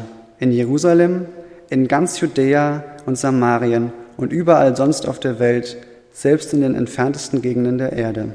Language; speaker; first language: German; native; German